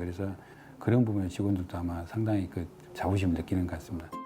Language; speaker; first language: Korean; native; Korean